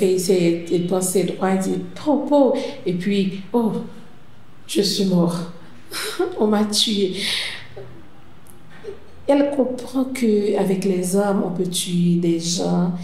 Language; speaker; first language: French; non-native, local second language; Haitian Creole